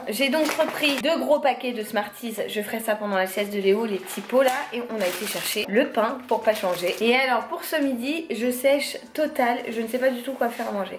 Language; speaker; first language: French; native; French